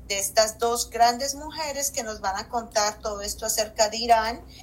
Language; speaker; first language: Spanish; native; Spanish